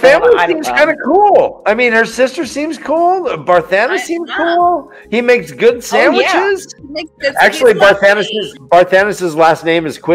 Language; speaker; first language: English; native; English